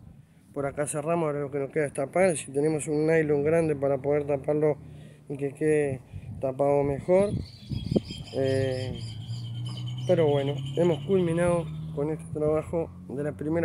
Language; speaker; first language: Spanish; native; Spanish